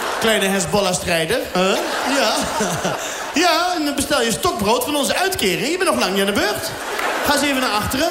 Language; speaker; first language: Dutch; early bilingual, other home language; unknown